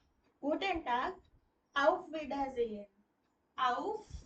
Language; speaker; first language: German; non-native, fluent; Hindi